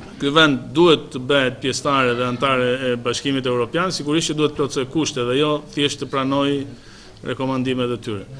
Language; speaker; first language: Albanian; native; Albanian